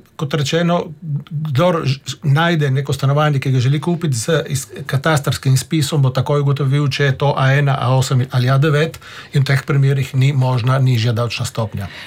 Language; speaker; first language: Slovenian; native; Slovenian